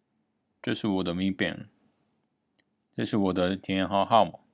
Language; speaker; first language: Chinese; non-native, learner; Japanese